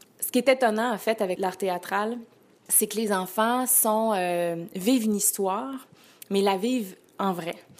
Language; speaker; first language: French; native; French